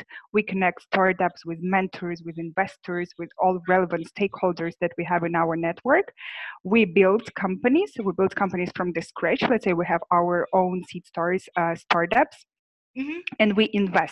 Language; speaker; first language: English; non-native, fluent; Ukrainian